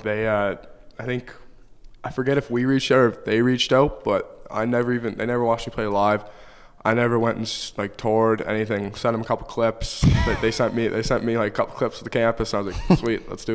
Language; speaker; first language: English; native; English